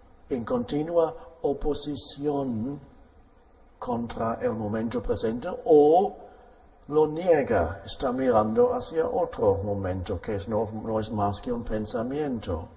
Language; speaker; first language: Spanish; non-native, fluent; German